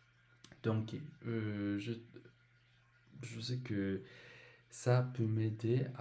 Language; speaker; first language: French; non-native, learner; Spanish